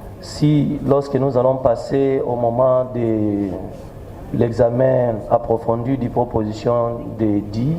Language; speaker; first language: French; non-native, local second language; Lingala